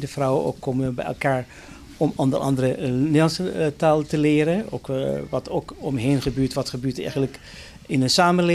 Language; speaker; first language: Dutch; non-native, fluent; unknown